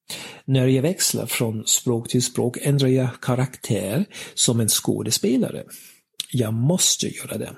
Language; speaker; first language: Swedish; non-native, fluent; English